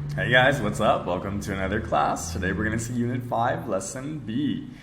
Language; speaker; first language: English; non-native, fluent; Portuguese